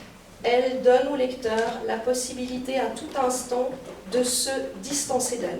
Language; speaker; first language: French; native; French